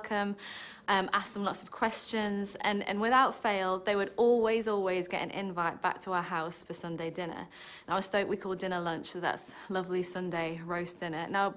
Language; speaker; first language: English; native; English